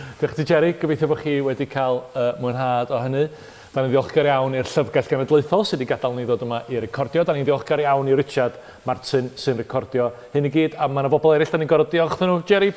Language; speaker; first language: Welsh; native; Welsh